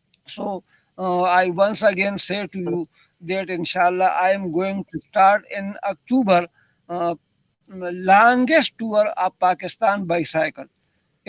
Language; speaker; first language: English; non-native, learner; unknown